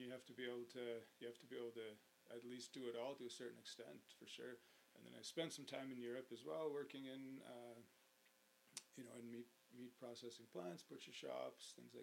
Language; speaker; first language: English; native; English